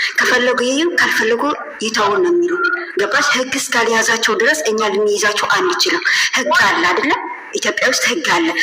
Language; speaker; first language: Amharic; non-native, local second language; Tigrinya